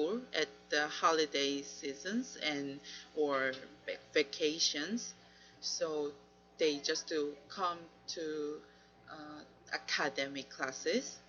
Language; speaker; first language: English; non-native, learner; Korean